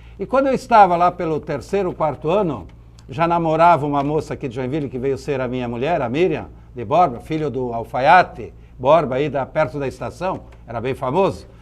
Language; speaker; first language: Portuguese; native; Portuguese